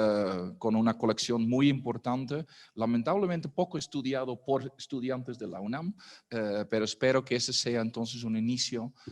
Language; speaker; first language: Spanish; non-native, fluent; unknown